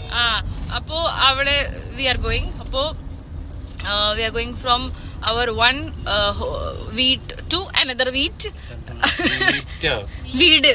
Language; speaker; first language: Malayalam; non-native, learner; Hindi